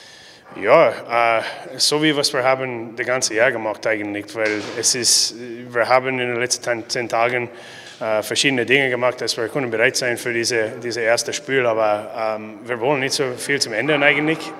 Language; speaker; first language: German; non-native, learner; English